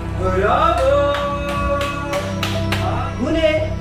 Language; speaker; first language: Turkish; native; Turkish